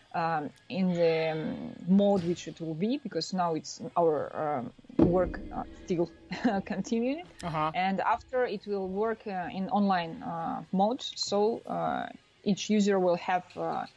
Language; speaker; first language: English; non-native, learner; Russian